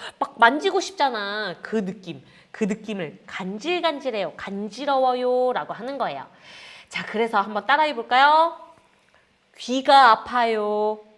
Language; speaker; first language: Korean; native; Korean